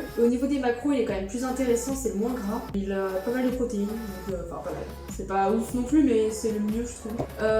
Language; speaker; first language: French; native; French